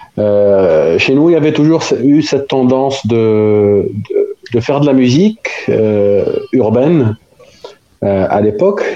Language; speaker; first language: French; non-native, local second language; Arabic